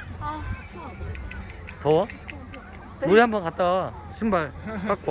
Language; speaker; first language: Korean; native; Korean